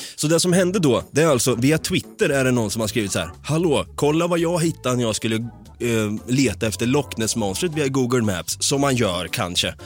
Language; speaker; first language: Swedish; native; Swedish